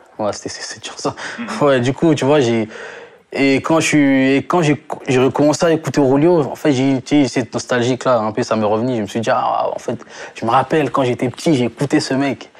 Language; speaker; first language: French; non-native, local second language; Lingala